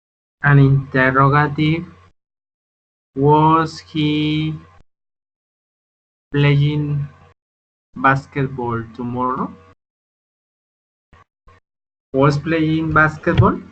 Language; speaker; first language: English; non-native, learner; Spanish